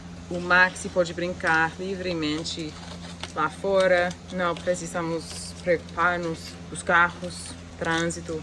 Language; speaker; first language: Portuguese; non-native, fluent; English